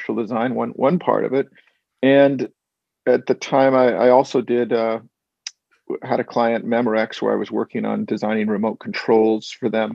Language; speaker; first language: English; native; English